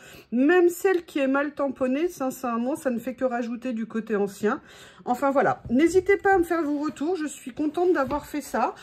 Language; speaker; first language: French; native; French